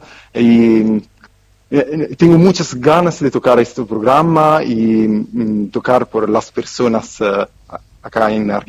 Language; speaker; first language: Spanish; non-native, fluent; Italian